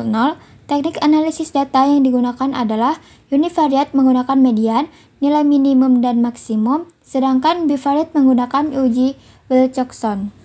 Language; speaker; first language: Indonesian; native; Indonesian